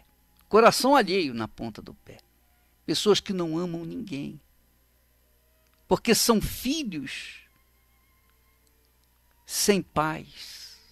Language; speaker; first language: Portuguese; native; Portuguese